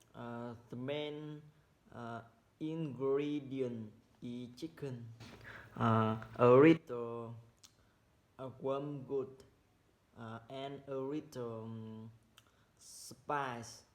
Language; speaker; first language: English; non-native, learner; Vietnamese